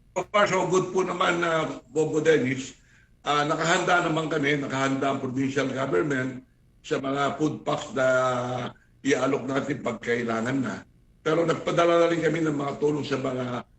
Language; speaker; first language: Filipino; non-native, local second language; Iloko